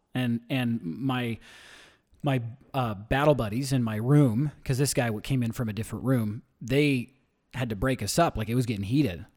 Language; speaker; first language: English; native; English